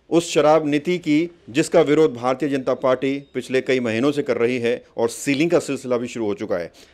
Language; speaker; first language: Hindi; native; Hindi